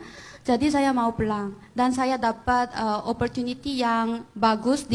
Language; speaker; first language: Indonesian; non-native, fluent; Korean